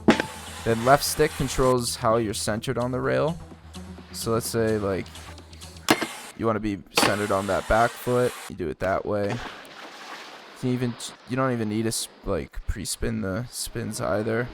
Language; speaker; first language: English; native; English